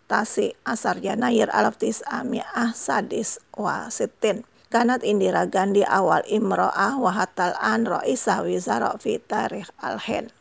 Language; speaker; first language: Arabic; non-native, fluent; Indonesian